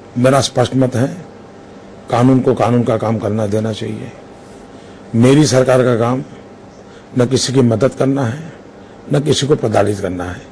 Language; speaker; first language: Hindi; non-native, local second language; Gujarati